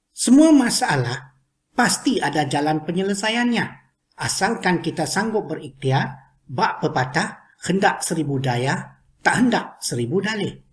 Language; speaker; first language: Malay; non-native, local second language; Chinese